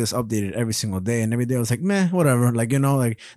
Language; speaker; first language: English; early bilingual, other home language; Spanish